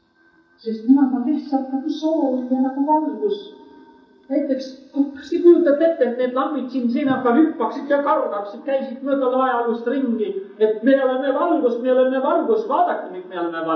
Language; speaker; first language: Finnish; non-native, learner; Estonian